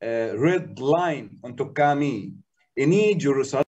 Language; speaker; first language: Indonesian; non-native, learner; Arabic